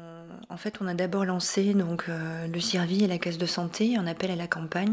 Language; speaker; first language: French; native; French